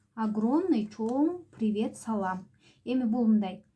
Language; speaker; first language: Russian; non-native, local second language; Kyrgyz